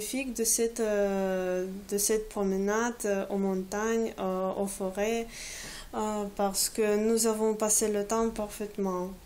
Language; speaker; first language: French; non-native, learner; Russian